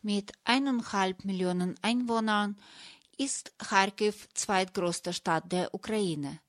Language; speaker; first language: German; non-native, fluent; Russian